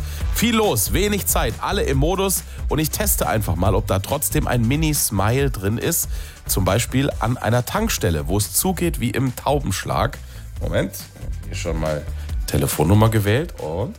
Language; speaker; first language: German; native; German